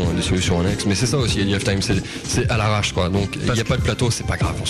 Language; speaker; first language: French; native; French